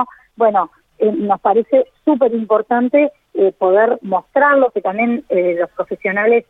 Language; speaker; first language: Spanish; native; Spanish